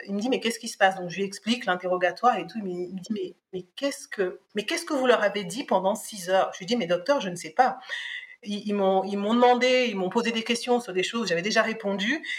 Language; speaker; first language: French; early bilingual, other home language; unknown